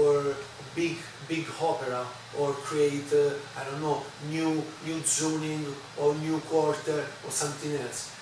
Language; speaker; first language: English; non-native, learner; Italian